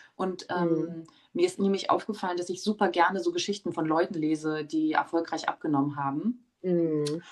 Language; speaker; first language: German; early bilingual, other home language; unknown